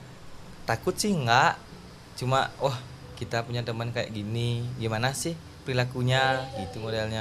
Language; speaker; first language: Indonesian; native; Indonesian